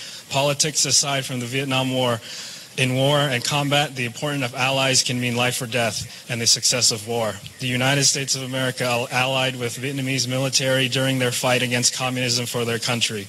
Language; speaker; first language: English; early bilingual, other home language; Vietnamese